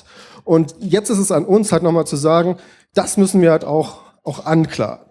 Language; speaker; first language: German; native; German